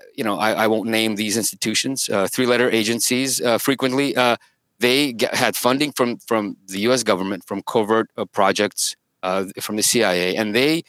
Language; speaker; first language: English; early bilingual, other home language; Russian